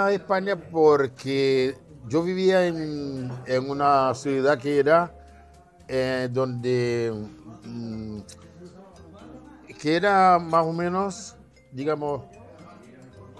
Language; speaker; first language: Spanish; non-native, fluent; Haitian Creole